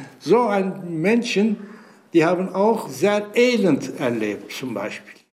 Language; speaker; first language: German; non-native, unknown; Turkish